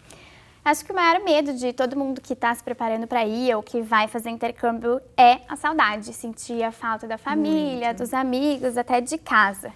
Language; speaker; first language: Portuguese; native; Portuguese